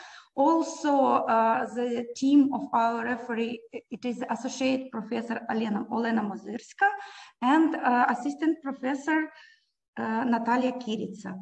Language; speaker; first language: English; non-native, learner; Ukrainian